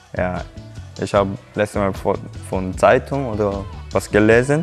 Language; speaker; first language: German; non-native, learner; Korean